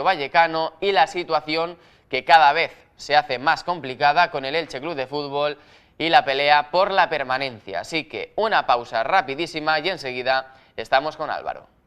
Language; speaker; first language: Spanish; native; Spanish